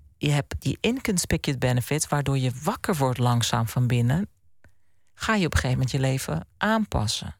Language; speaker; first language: Dutch; native; Dutch